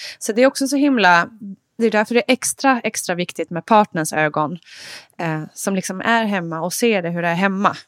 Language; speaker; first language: Swedish; native; Swedish